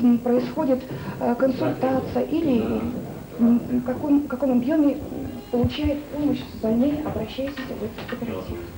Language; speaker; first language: Russian; native; Russian